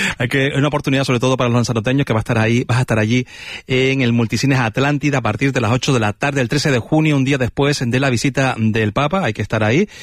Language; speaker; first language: Spanish; native; Spanish